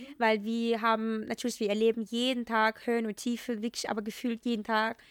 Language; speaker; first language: German; non-native, fluent; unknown